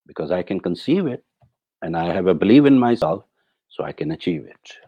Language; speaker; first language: English; non-native, local second language; Urdu